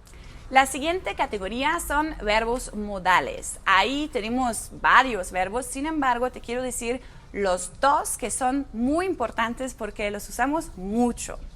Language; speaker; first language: Spanish; non-native, fluent; German